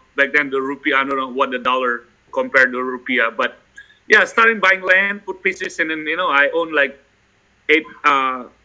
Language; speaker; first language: English; non-native, fluent; Indonesian